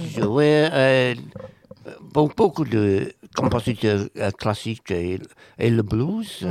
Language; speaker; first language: French; non-native, learner; English